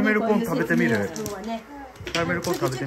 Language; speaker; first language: Japanese; native; Japanese